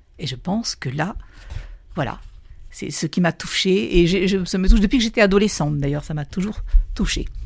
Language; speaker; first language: French; native; French